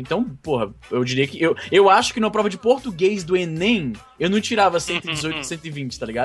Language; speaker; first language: Portuguese; early bilingual, heritage; Portuguese